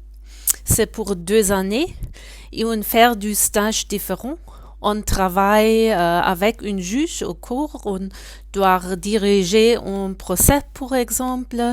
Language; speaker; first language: French; non-native, learner; German